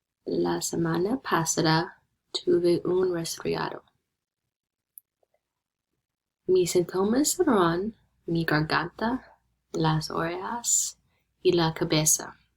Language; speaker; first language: Spanish; non-native, learner; English